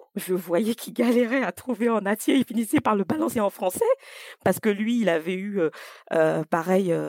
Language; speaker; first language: French; native; French